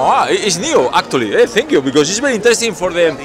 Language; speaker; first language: English; non-native, learner; Spanish